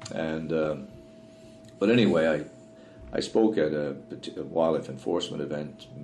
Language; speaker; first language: English; native; English